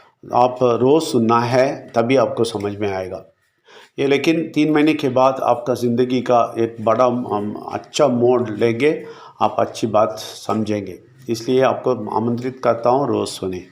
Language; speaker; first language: Hindi; non-native, local second language; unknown